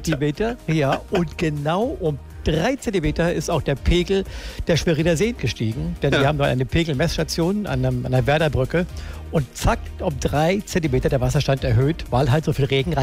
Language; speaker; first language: German; native; German